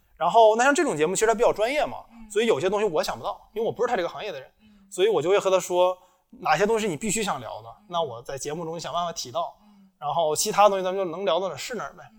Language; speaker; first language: Chinese; native; Chinese